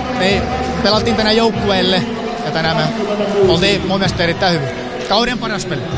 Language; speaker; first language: Finnish; non-native, fluent; Russian